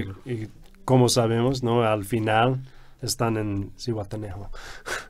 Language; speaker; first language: Spanish; non-native, fluent; English